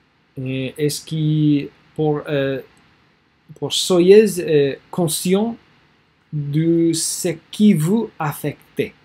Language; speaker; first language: French; non-native, learner; English